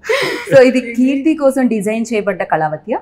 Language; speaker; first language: Telugu; native; Telugu